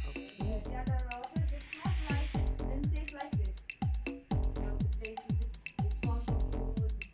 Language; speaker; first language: English; non-native, learner; Arabic